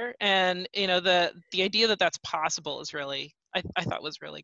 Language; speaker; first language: English; native; English